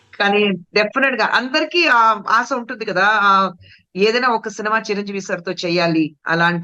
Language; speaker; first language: Telugu; non-native, fluent; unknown